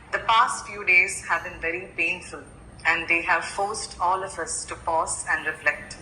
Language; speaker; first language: English; non-native, local second language; Malayalam